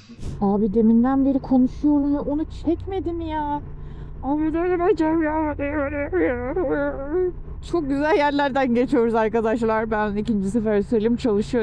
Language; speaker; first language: Turkish; native; Turkish